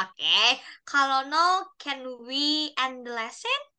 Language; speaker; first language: English; non-native, fluent; Indonesian